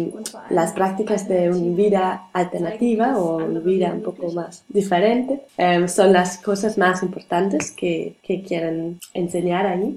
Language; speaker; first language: Spanish; non-native, learner; German